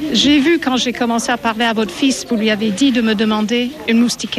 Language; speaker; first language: French; native; French